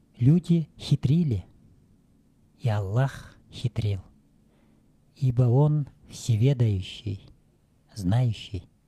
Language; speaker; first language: Russian; non-native, local second language; Kyrgyz